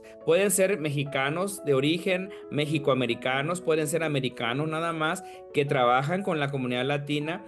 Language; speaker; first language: Spanish; native; Spanish